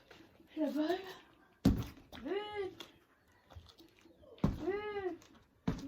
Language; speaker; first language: French; native; French